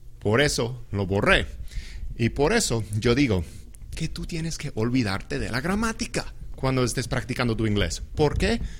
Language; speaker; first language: Spanish; non-native, fluent; English